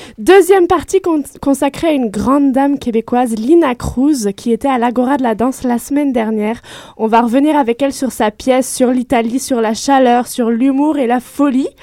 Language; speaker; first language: French; native; French